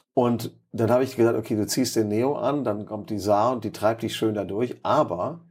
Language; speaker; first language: German; native; German